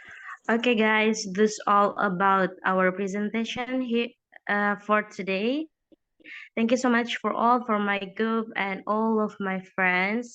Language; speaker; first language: English; non-native, learner; Indonesian